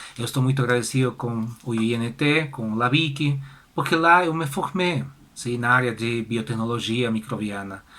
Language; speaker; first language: Portuguese; non-native, fluent; Spanish